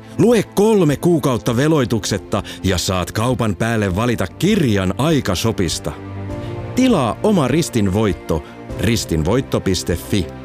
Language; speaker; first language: Finnish; native; Finnish